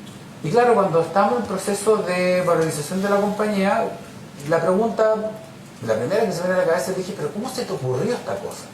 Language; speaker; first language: Spanish; native; Spanish